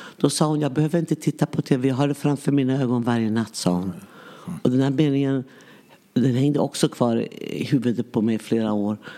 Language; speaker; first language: Swedish; early bilingual, other home language; Yiddish